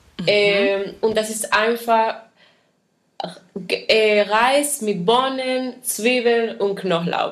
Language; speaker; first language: German; non-native, fluent; Spanish